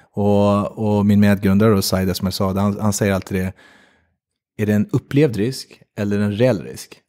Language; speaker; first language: Swedish; native; Swedish